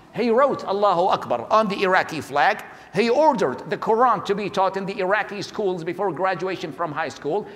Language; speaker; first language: English; non-native, fluent; Arabic